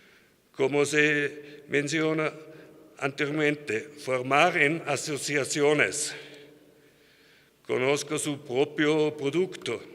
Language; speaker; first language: Spanish; non-native, learner; German